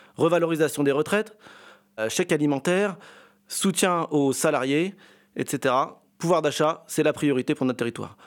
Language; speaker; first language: French; native; French